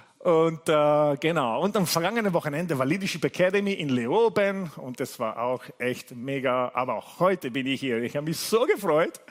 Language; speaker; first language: German; non-native, fluent; Italian